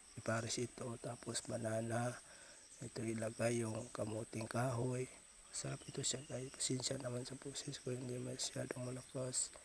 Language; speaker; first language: Filipino; non-native, local second language; Cebuano